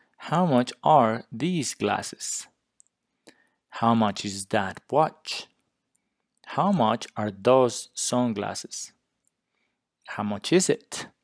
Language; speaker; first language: English; non-native, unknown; Spanish